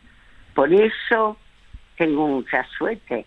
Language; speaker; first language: Spanish; early bilingual, other home language; French